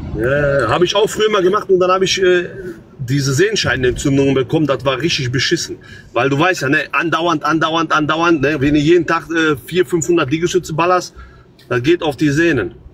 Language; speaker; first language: German; early bilingual, other home language; Croatian